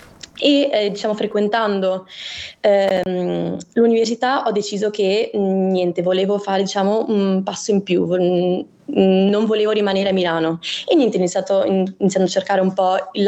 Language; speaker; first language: Italian; native; Italian